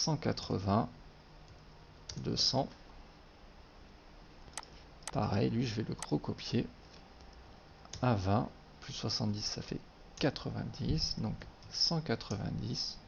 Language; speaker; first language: French; native; French